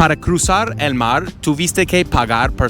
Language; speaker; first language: Spanish; non-native, learner; English